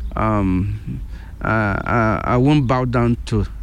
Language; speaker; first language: English; non-native, local second language; Igbo